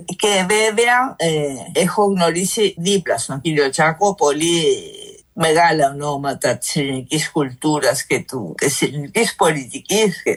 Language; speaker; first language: Greek; non-native, fluent; Spanish